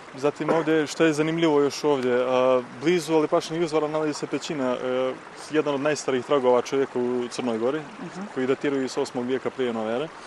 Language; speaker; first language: Bosnian; native; Bosnian